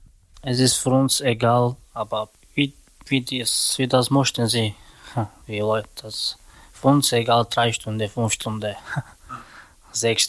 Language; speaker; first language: German; non-native, learner; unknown